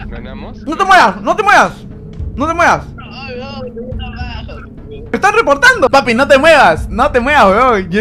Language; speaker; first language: Spanish; native; Spanish